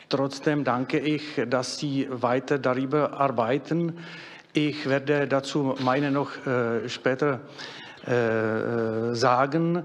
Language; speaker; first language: German; non-native, fluent; Czech